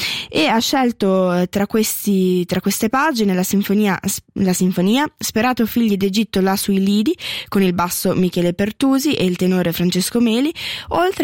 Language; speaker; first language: Italian; native; Italian